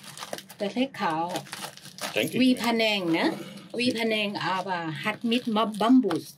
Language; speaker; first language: German; non-native, learner; Thai